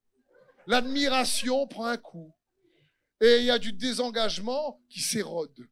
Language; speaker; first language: French; native; French